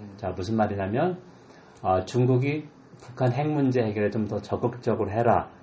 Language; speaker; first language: Korean; native; Korean